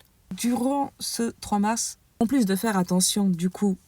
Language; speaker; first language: French; native; French